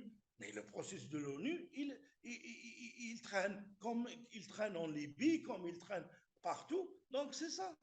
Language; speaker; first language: French; non-native, local second language; Arabic